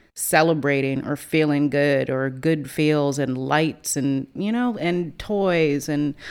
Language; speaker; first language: English; native; English